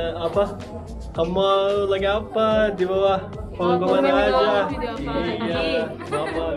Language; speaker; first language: Indonesian; non-native, learner; Turkish